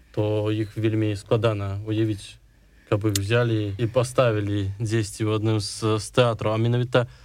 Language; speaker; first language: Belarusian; non-native, local second language; Russian